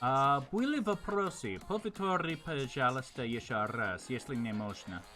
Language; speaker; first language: Russian; non-native, learner; English